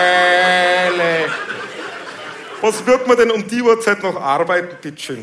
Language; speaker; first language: German; native; German